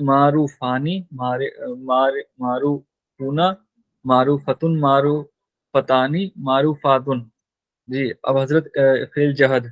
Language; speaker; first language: Arabic; non-native, learner; Urdu